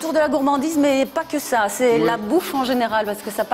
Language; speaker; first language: French; native; French